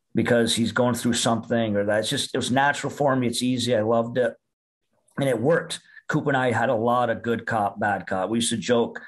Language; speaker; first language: English; native; English